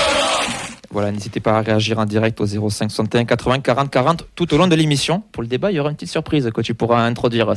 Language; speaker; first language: French; native; French